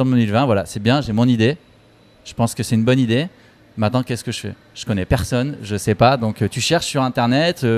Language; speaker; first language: French; native; French